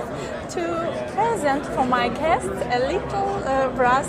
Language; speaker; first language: English; non-native, learner; Russian